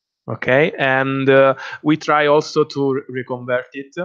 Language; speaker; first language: English; non-native, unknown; Italian